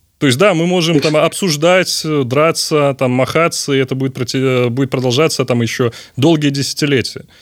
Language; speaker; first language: Russian; native; Russian